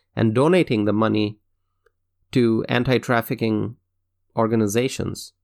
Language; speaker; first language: English; non-native, local second language; Bangla